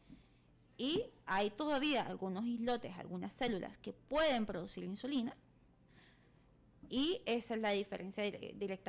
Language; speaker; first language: Spanish; native; Spanish